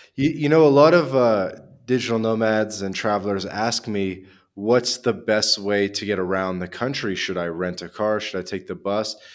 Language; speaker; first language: English; native; English